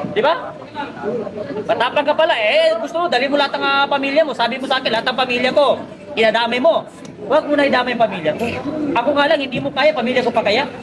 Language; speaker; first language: Filipino; non-native, local second language; Maguindanaon